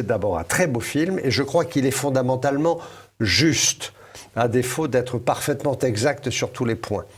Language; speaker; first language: French; native; French